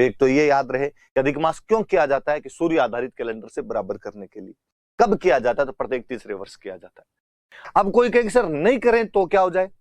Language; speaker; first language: Hindi; native; Hindi